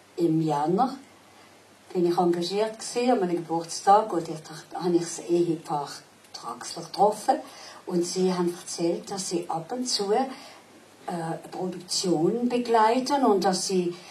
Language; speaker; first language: German; non-native, local second language; Swiss German